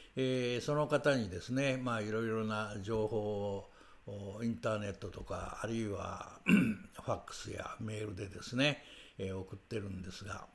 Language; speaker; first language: Japanese; native; Japanese